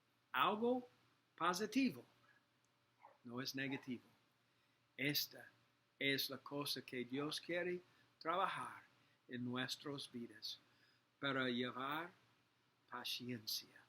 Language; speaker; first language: Spanish; non-native, learner; English